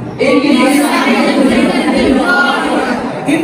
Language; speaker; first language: Arabic; non-native, fluent; Bangla